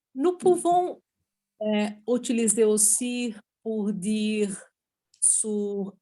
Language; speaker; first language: French; non-native, learner; Portuguese